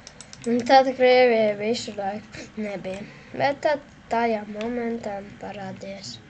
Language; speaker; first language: Latvian; non-native, local second language; Russian